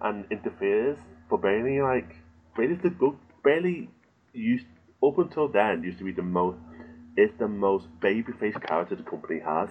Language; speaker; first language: English; native; English